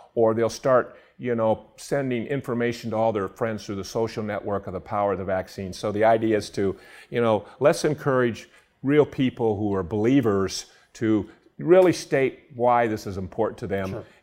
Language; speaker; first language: English; native; English